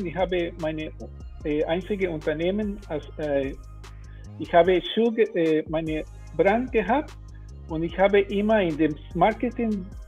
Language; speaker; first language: German; non-native, learner; Spanish